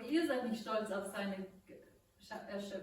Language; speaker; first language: German; native; German